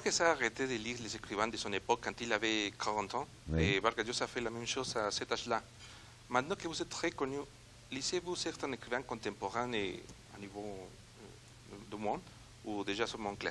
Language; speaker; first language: French; non-native, learner; Spanish